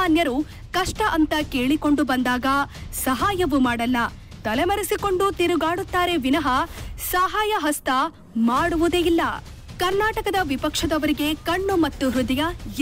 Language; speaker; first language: Kannada; native; Kannada